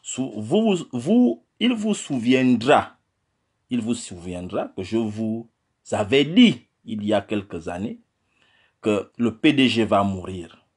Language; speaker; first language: French; non-native, local second language; Fang